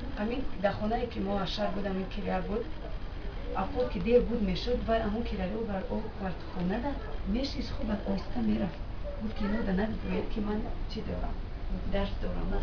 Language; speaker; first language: Tajik; non-native, local second language; Shughni